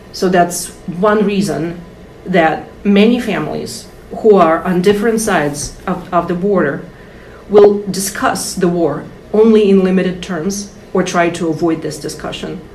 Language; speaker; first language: English; non-native, fluent; Russian